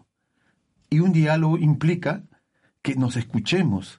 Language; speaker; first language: Spanish; native; Spanish